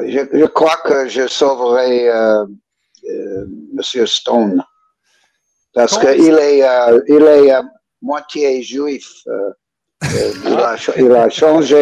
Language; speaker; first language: French; non-native, learner; English